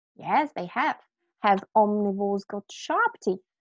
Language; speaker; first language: English; non-native, fluent; Polish